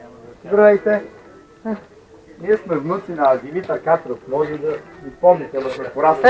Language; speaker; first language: Bulgarian; native; Bulgarian